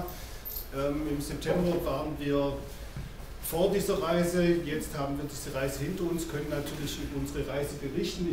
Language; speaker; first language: German; native; German